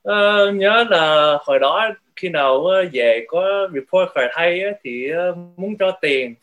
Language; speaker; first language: Vietnamese; early bilingual, heritage; Vietnamese